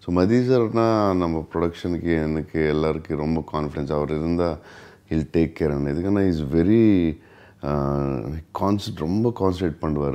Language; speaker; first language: Tamil; non-native, learner; Telugu